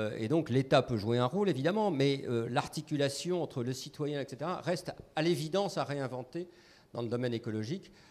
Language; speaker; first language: French; native; French